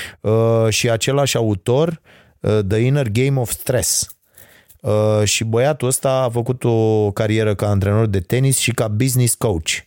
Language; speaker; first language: Romanian; native; Romanian